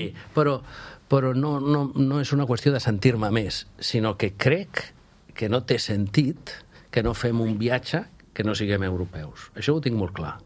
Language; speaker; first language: Catalan; non-native, local second language; Spanish